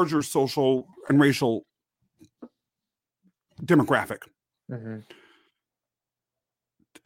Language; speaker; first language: English; native; English